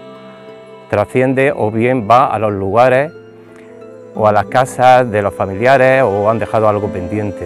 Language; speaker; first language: Spanish; native; Spanish